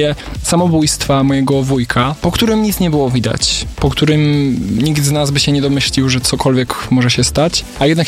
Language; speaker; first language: Polish; native; Polish